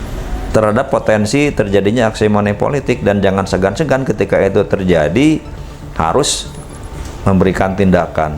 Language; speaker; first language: Indonesian; native; Indonesian